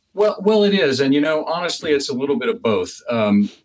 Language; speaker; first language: English; native; English